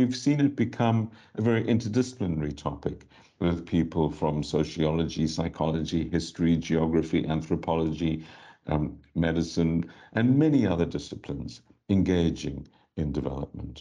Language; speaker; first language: English; native; English